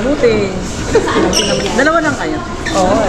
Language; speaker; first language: Filipino; native; Filipino